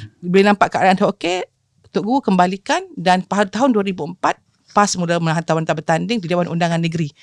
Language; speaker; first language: Malay; native; Malay